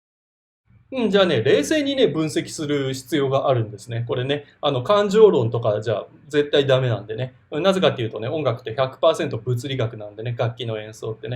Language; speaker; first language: Japanese; native; Japanese